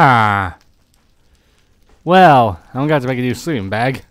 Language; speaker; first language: English; native; English